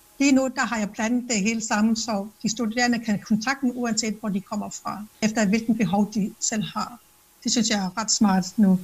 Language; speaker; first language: Danish; non-native, local second language; Kalaallisut